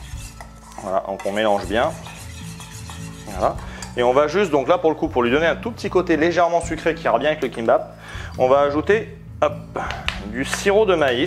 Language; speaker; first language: French; native; French